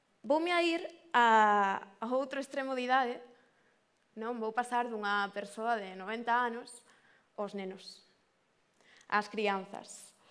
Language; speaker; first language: Galician; native; Galician